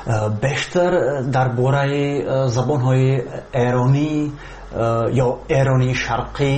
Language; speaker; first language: Persian; non-native, fluent; Czech